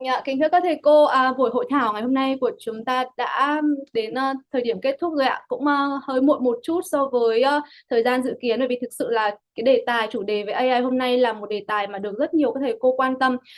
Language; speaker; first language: Vietnamese; native; Vietnamese